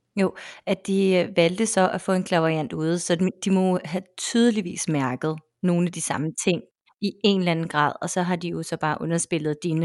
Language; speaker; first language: Danish; native; Danish